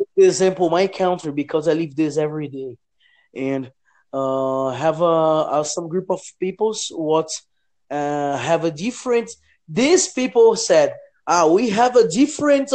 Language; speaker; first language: English; non-native, learner; Portuguese